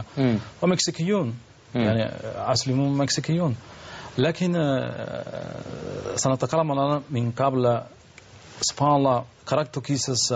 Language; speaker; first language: Arabic; non-native, learner; Spanish